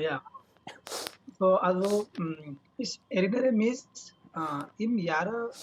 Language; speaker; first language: German; non-native, learner; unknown